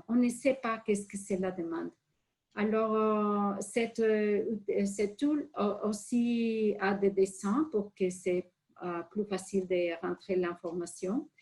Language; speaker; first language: French; non-native, fluent; Spanish